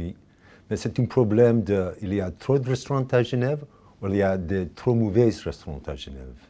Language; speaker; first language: French; non-native, fluent; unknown